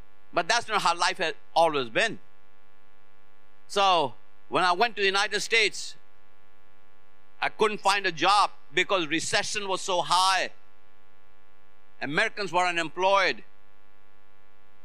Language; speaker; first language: English; non-native, local second language; Hindi